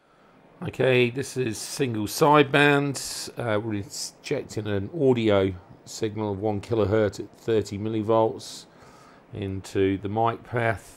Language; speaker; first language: English; native; English